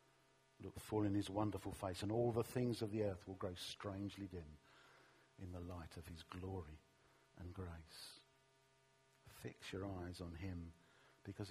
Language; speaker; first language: English; native; English